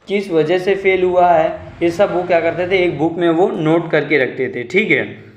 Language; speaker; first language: Hindi; non-native, local second language; Marathi